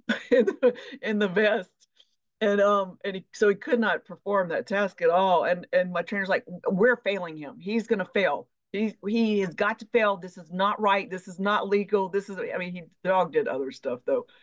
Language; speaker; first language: English; native; English